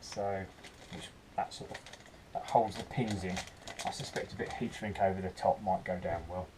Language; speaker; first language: English; native; English